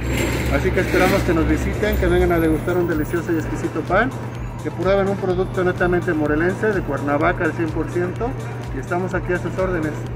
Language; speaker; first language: Spanish; native; Spanish